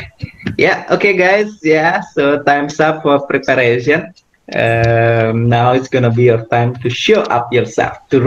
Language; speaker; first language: English; non-native, fluent; Indonesian